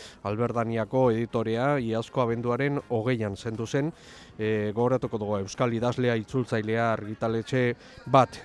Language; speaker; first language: Basque; native; Basque